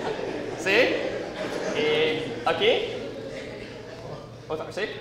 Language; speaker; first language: Spanish; non-native, learner; English